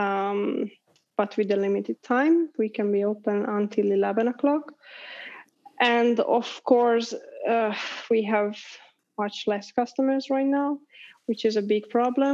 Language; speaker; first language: English; non-native, fluent; Hungarian